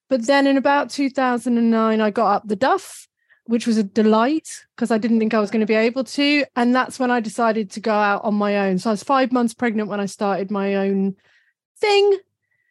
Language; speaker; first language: English; native; English